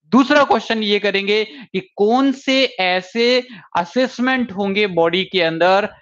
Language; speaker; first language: Hindi; native; Hindi